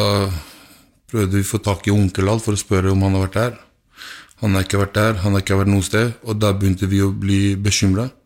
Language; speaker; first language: Norwegian; early bilingual, other home language; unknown